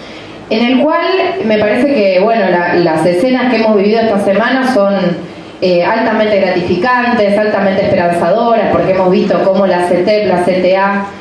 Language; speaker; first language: Spanish; native; Spanish